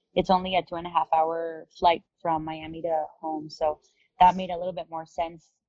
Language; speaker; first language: English; non-native, fluent; Spanish